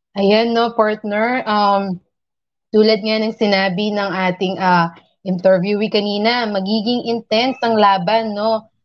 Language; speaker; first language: Filipino; non-native, local second language; Pampanga